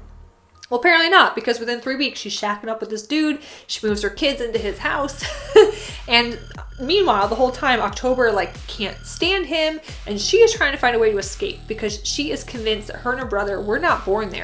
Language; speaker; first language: English; native; English